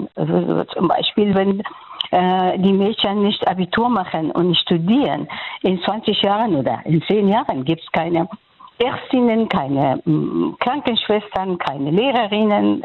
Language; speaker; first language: German; non-native, fluent; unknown